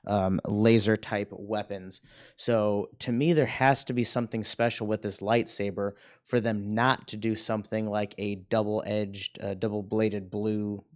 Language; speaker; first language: English; native; English